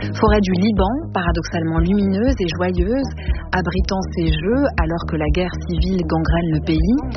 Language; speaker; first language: French; native; French